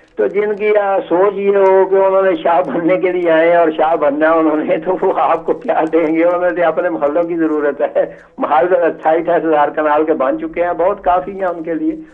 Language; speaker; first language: Urdu; non-native, local second language; Punjabi